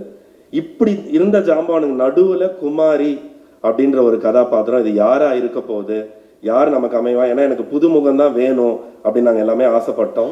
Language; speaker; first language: Tamil; native; Tamil